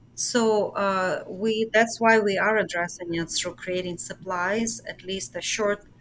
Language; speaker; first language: English; non-native, fluent; Ukrainian